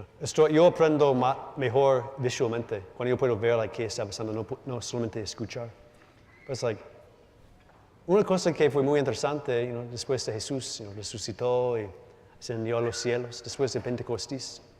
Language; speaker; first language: Spanish; non-native, learner; English